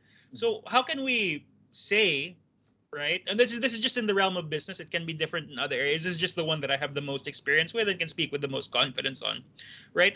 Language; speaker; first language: English; non-native, local second language; Cebuano